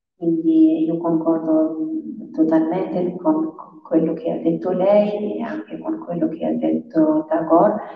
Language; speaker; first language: Italian; non-native, fluent; Arabic